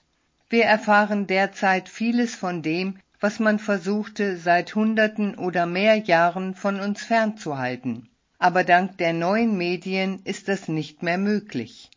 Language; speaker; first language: German; native; German